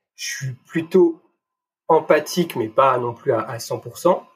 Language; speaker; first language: French; native; French